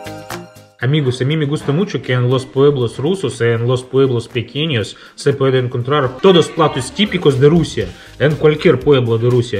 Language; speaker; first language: Spanish; non-native, fluent; Russian